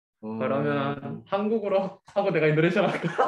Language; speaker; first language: Korean; early bilingual, heritage; Korean